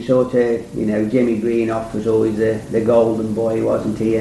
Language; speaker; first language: English; native; English